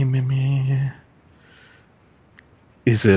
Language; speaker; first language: English; native; English